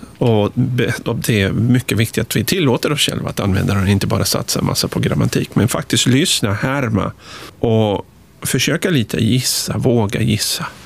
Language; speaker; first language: Swedish; non-native, fluent; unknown